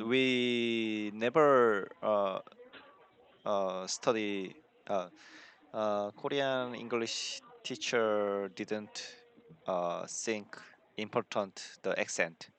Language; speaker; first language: English; non-native, learner; Korean